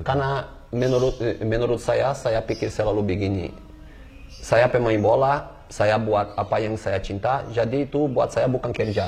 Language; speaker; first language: Indonesian; non-native, fluent; Portuguese